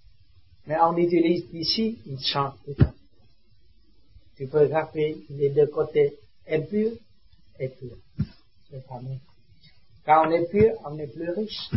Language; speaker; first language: French; non-native, learner; Vietnamese